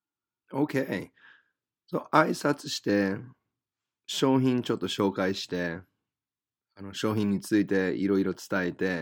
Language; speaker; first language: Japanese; non-native, fluent; English